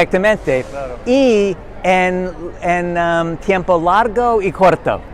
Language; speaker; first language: Spanish; non-native, learner; English